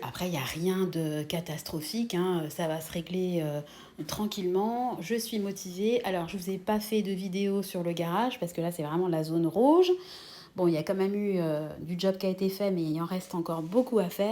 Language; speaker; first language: French; native; French